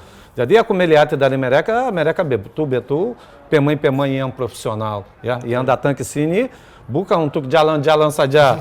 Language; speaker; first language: Indonesian; non-native, fluent; Portuguese